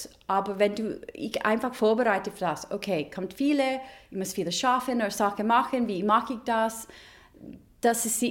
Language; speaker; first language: German; non-native, learner; English